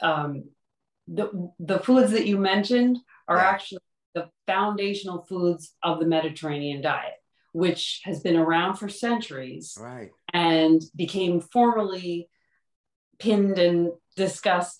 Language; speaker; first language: English; native; English